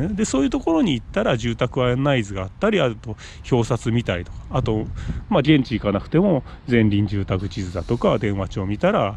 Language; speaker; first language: Japanese; native; Japanese